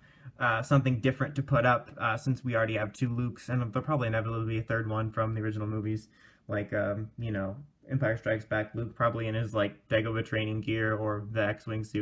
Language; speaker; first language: English; native; English